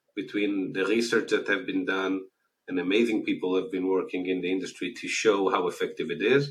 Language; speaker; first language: English; non-native, fluent; Hebrew